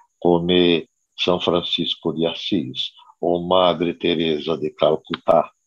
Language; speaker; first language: Italian; non-native, learner; Portuguese